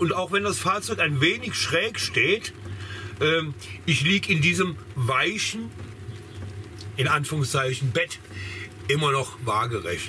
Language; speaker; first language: German; native; German